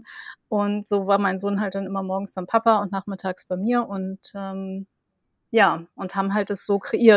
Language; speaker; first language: German; native; German